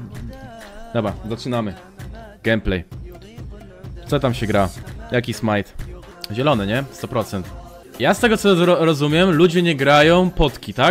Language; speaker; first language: Polish; native; Polish